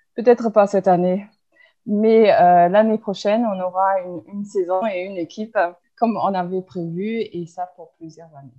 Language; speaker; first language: French; non-native, fluent; German